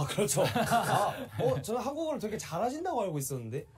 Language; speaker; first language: Korean; native; Korean